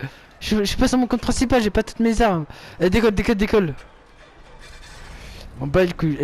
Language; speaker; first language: French; native; French